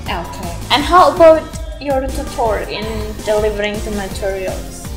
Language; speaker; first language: English; non-native, fluent; Indonesian